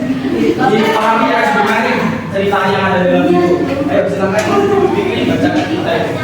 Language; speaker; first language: Indonesian; native; Indonesian